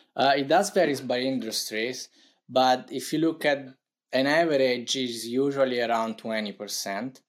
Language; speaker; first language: English; non-native, fluent; Italian